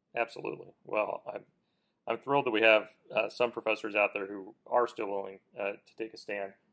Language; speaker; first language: English; native; English